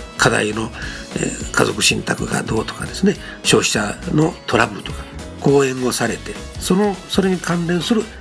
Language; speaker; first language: Japanese; native; Japanese